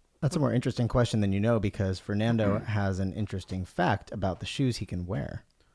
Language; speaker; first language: English; native; English